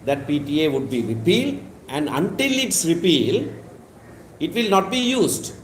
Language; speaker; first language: English; non-native, local second language; Tamil